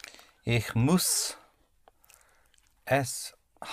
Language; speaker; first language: German; non-native, learner; English